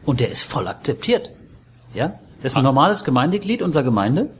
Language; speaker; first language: German; native; German